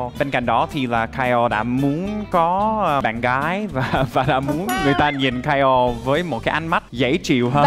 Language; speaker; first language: Vietnamese; non-native, fluent; English